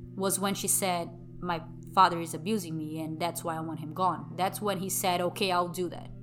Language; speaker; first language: English; non-native, fluent; Portuguese